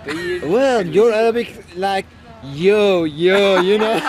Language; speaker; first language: English; non-native, fluent; Turkish